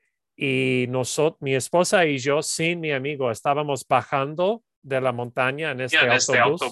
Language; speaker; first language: Spanish; non-native, learner; English